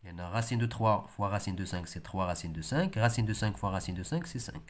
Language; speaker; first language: French; non-native, local second language; Arabic